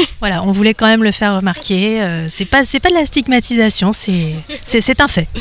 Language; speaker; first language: French; native; French